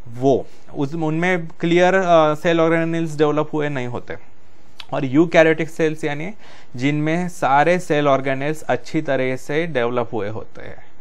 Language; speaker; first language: Hindi; non-native, local second language; Marathi